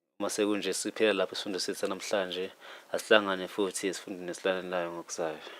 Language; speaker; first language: Zulu; native; Zulu